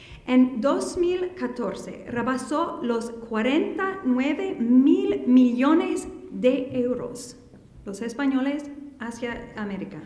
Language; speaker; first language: Spanish; non-native, fluent; English